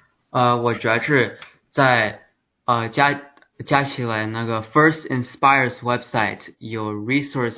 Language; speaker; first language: Chinese; early bilingual, heritage; Chinese